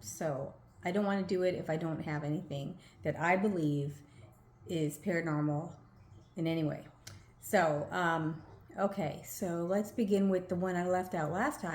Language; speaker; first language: English; native; English